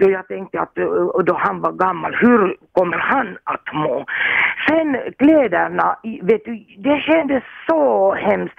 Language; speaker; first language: Swedish; non-native, fluent; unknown